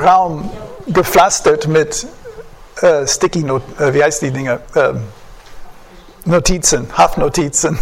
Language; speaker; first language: German; non-native, fluent; English